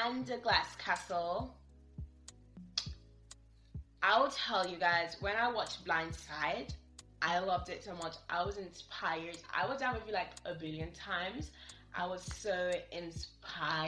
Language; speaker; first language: English; non-native, local second language; Yoruba